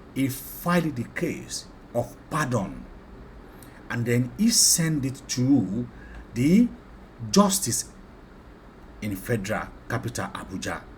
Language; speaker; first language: English; non-native, local second language; Yoruba